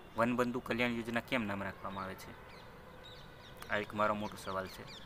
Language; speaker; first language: Gujarati; non-native, local second language; Rathawi